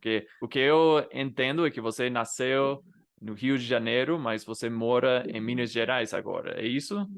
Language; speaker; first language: Portuguese; non-native, fluent; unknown